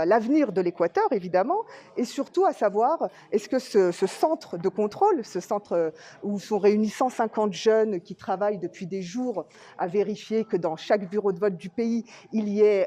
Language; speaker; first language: French; native; French